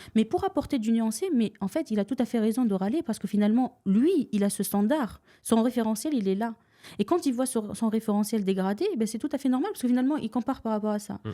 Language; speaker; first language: French; non-native, local second language; Arabic